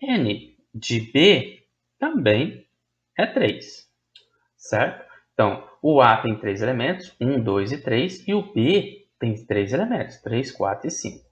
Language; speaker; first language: Portuguese; native; Portuguese